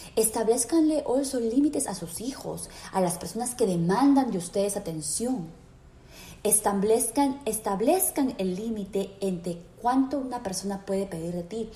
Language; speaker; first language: Spanish; native; Spanish